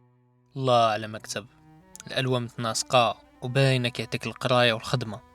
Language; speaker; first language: Arabic; native; Arabic